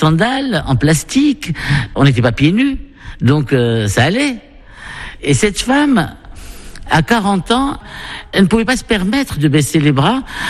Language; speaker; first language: French; non-native, local second language; Arabic